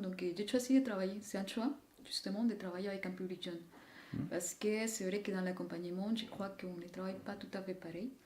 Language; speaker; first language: French; non-native, fluent; Spanish